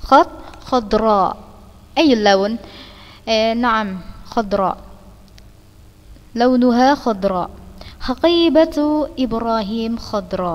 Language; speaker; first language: Arabic; non-native, fluent; Indonesian